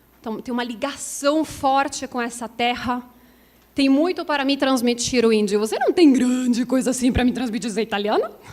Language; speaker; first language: Portuguese; non-native, fluent; Italian